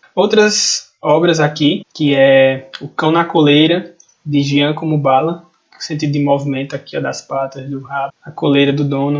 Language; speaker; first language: Portuguese; native; Portuguese